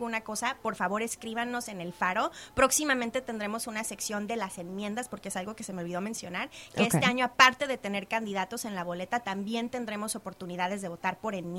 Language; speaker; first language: Spanish; native; Spanish